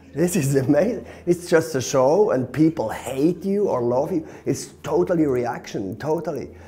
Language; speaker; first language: English; non-native, fluent; Swiss German